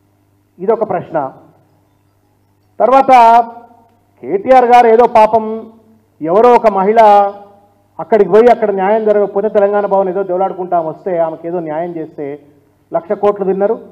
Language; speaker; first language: Telugu; native; Telugu